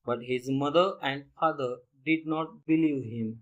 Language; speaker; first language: English; non-native, local second language; Marathi